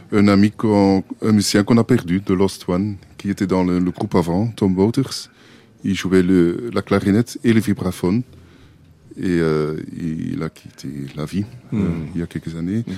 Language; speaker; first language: French; non-native, local second language; Dutch